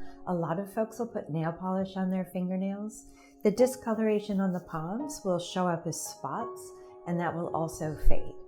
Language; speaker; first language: English; native; English